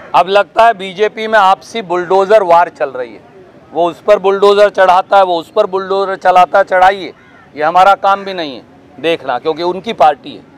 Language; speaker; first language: Hindi; native; Hindi